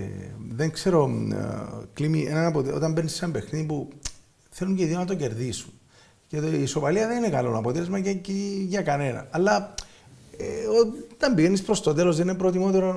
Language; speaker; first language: Greek; native; Greek